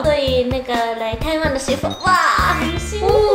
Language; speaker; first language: Chinese; non-native, learner; Japanese